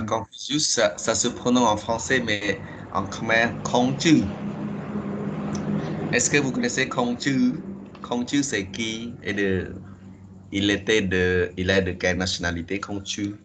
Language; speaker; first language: French; non-native, fluent; Khmer